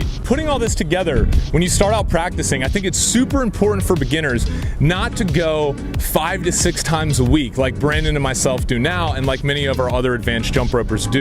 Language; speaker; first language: English; native; English